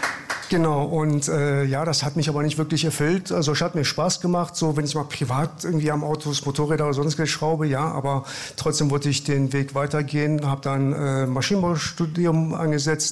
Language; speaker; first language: German; early bilingual, other home language; Persian